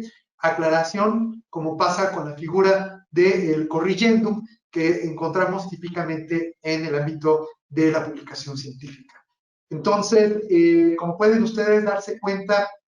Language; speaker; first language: Spanish; native; Spanish